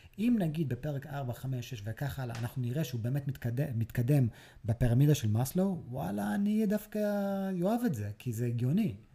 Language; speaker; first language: Hebrew; early bilingual, other home language; English